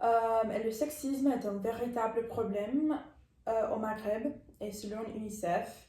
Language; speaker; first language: French; non-native, learner; English